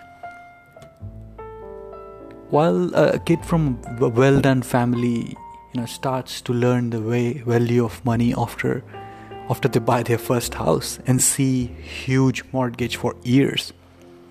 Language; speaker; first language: English; non-native, local second language; Hindi